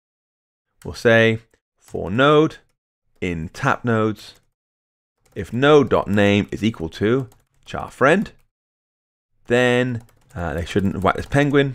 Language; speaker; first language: English; native; English